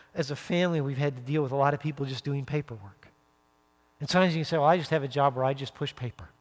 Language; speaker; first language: English; native; English